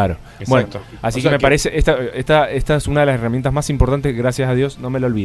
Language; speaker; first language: Spanish; native; Spanish